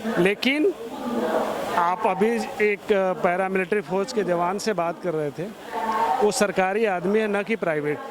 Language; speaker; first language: Hindi; native; Hindi